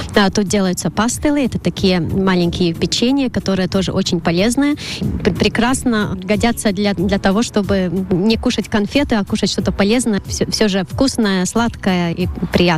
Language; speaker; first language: Russian; non-native, local second language; Latvian